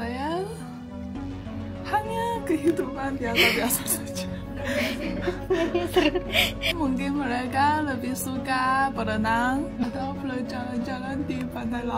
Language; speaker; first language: Indonesian; non-native, learner; Chinese